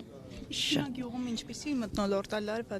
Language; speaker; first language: Armenian; native; Armenian